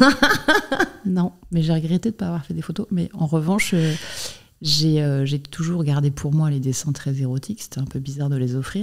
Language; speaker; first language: French; native; French